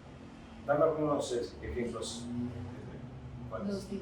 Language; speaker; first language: Spanish; non-native, fluent; Portuguese